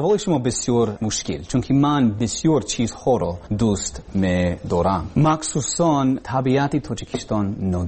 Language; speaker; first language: Persian; non-native, learner; English